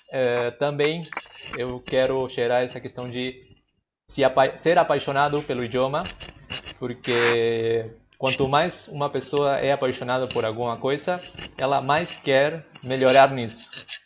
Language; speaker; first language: Portuguese; non-native, fluent; Spanish